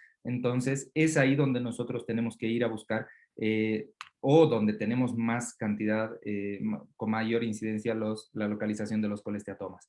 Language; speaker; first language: Spanish; native; Spanish